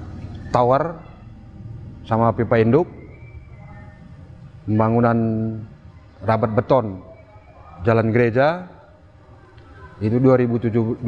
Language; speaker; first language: Indonesian; non-native, local second language; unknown